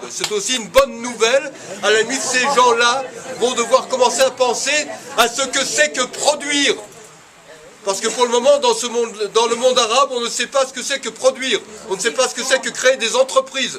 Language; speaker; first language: French; native; French